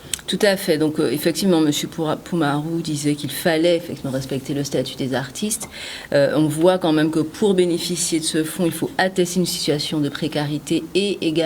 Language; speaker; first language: French; native; French